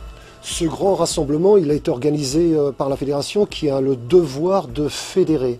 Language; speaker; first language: French; native; French